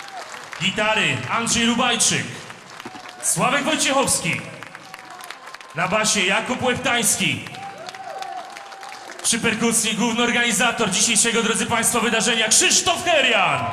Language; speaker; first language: Polish; native; Polish